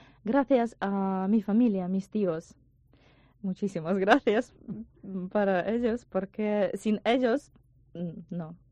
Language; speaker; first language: Spanish; non-native, learner; Ukrainian